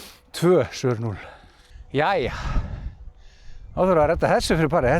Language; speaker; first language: Icelandic; native; Icelandic